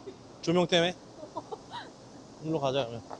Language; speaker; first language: Korean; native; Korean